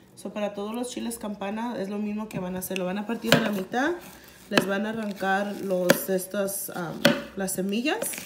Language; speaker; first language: Spanish; early bilingual, other home language; English